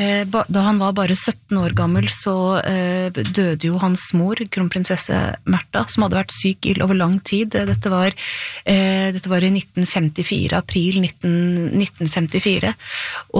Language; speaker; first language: Norwegian; native; Norwegian